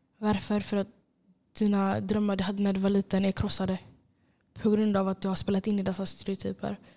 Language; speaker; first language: Swedish; early bilingual, other home language; Somali